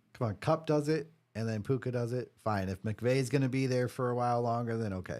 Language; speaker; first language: English; native; English